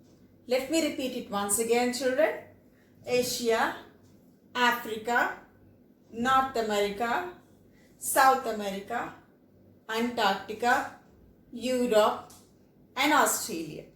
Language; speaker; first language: English; non-native, local second language; Telugu